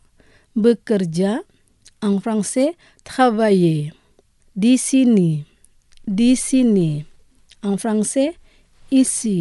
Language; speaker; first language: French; non-native, fluent; Indonesian